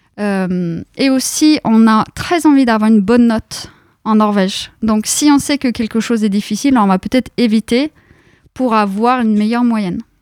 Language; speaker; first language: French; non-native, fluent; Norwegian